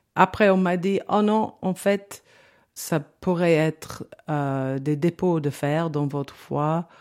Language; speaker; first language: French; non-native, fluent; English